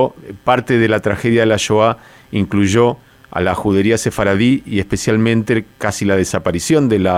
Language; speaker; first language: Spanish; native; Spanish